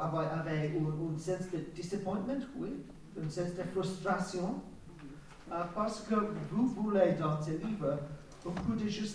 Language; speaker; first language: French; non-native, learner; English